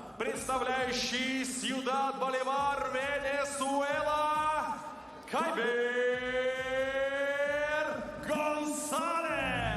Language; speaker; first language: Russian; native; Russian